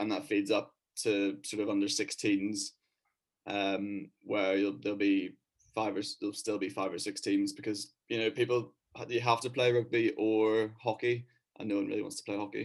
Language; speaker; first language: English; native; English